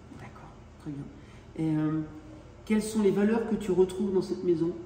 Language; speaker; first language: French; native; French